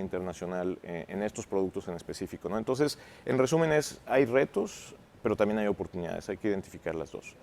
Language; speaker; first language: Spanish; native; Spanish